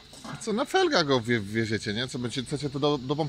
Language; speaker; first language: Polish; native; Polish